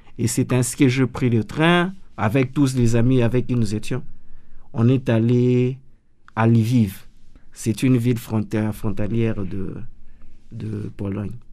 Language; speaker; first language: French; non-native, local second language; Lingala